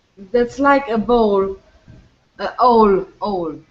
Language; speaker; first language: English; non-native, learner; French